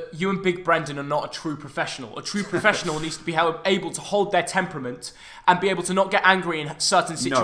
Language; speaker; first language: English; native; English